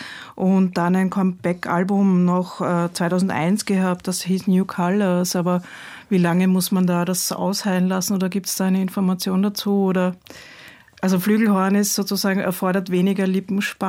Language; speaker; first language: German; native; German